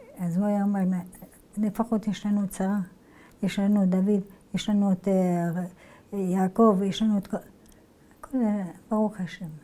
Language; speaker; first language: Hebrew; early bilingual, other home language; Arabic